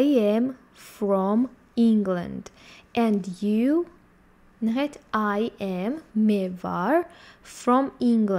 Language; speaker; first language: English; non-native, fluent; Georgian